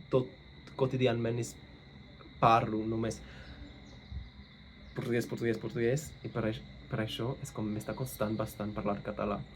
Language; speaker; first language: Catalan; non-native, fluent; English